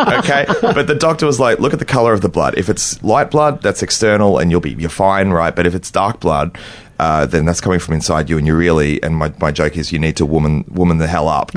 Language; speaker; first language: English; native; English